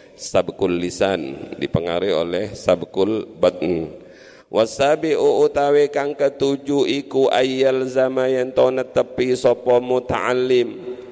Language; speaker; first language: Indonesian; non-native, local second language; Madurese